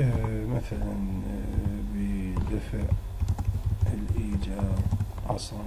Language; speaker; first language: Arabic; native; Arabic